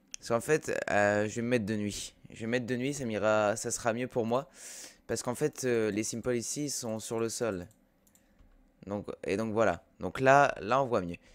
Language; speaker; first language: French; native; French